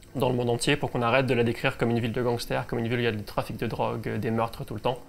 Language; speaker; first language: French; native; French